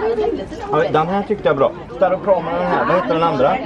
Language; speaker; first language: Swedish; native; Swedish